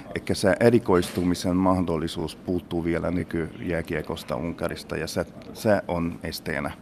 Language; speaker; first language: Finnish; non-native, fluent; Hungarian